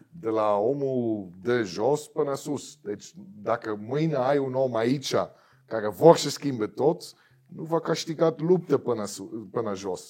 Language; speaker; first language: Romanian; non-native, learner; Dutch